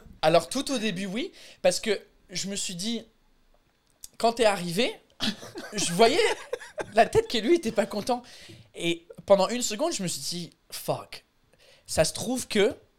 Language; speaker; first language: French; non-native, fluent; English